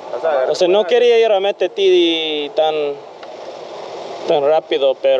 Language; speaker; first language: Spanish; non-native, learner; English